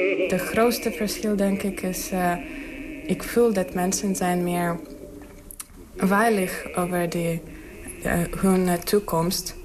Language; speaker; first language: Dutch; non-native, learner; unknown